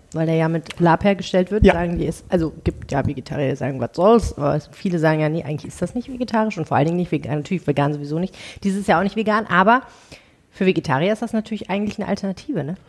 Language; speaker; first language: German; native; German